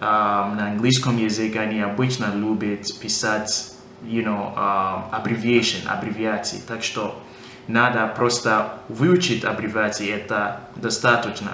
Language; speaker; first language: Russian; non-native, fluent; English